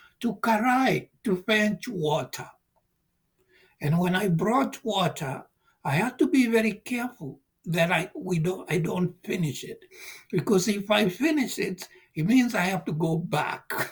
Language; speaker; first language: English; non-native, local second language; Kikuyu